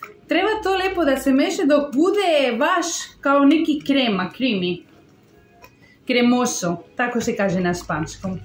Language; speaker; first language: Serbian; non-native, learner; Spanish